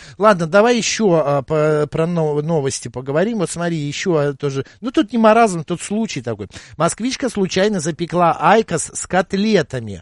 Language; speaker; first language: Russian; native; Russian